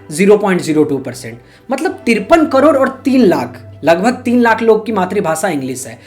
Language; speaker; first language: Hindi; native; Hindi